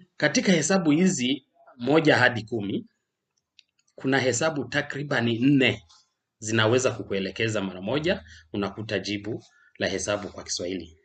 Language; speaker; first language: Swahili; non-native, local second language; Rundi